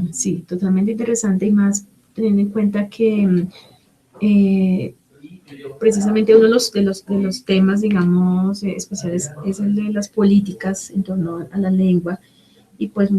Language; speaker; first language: Spanish; native; Spanish